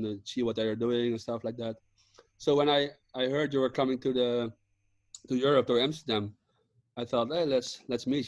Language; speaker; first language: English; non-native, fluent; Dutch